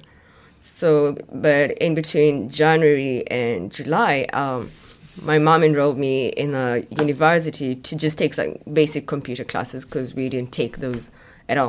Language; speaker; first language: English; non-native, local second language; Kamba